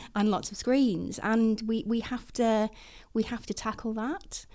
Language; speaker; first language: English; native; English